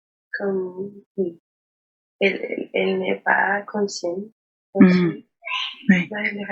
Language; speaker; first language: French; non-native, learner; Spanish